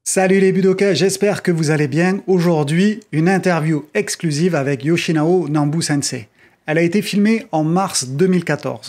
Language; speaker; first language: French; native; French